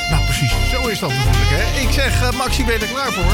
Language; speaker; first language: Dutch; native; Dutch